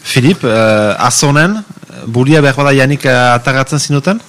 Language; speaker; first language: Basque; native; Basque